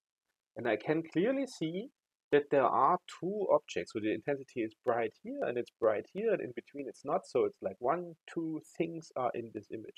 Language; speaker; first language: English; non-native, fluent; German